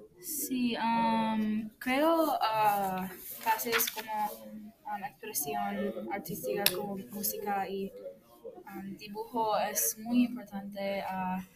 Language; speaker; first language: Spanish; non-native, learner; English